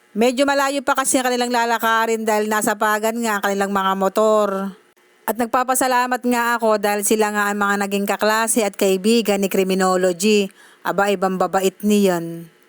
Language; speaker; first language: Filipino; native; Filipino